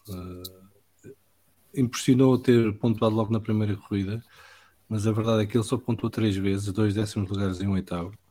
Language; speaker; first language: Portuguese; native; Portuguese